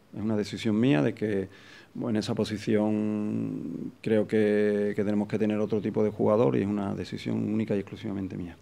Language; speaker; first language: Spanish; native; Spanish